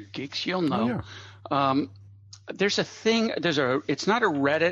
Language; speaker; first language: English; native; English